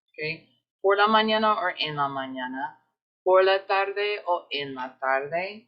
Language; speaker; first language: Spanish; non-native, fluent; English